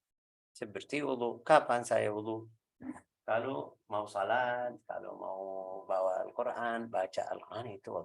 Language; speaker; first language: Indonesian; non-native, fluent; Arabic